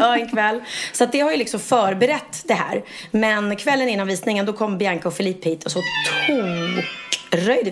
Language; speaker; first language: Swedish; native; Swedish